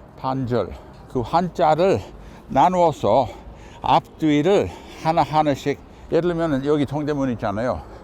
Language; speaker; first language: Korean; non-native, fluent; English